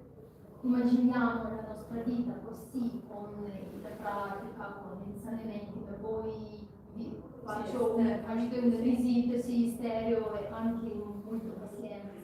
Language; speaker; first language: Italian; non-native, learner; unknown